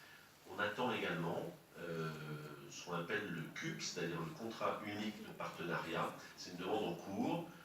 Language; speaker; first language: French; native; French